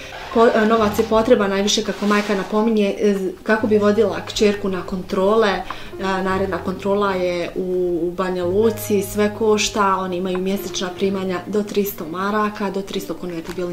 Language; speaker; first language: Serbian; native; Serbian